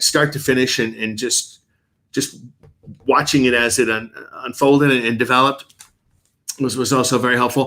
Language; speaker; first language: English; native; English